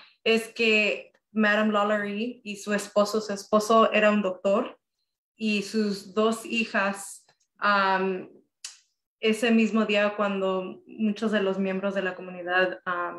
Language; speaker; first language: Spanish; early bilingual, heritage; Spanish